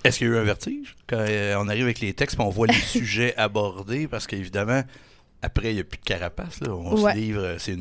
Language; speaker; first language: French; native; French